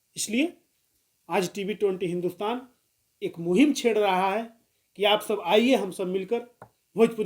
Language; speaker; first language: Hindi; non-native, local second language; Bhojpuri